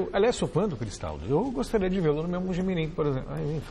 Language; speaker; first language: Portuguese; native; Portuguese